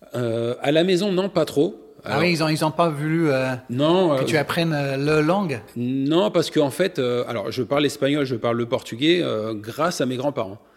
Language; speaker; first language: French; native; French